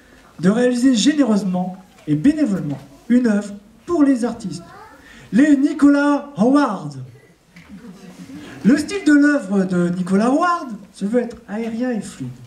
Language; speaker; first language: French; native; French